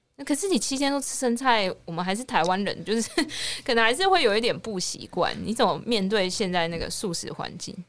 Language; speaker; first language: Chinese; native; Chinese